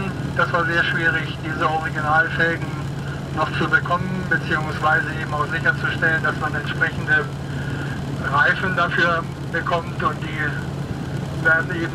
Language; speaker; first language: German; native; German